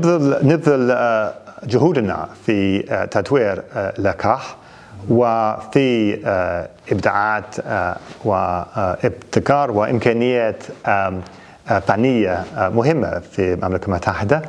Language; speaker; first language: Arabic; non-native, fluent; English